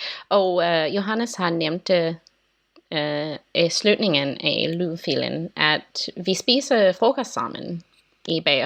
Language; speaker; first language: Danish; non-native, learner; English